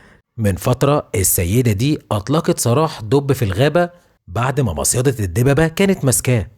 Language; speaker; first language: Arabic; native; Arabic